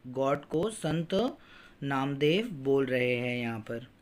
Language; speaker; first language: Hindi; non-native, local second language; Marathi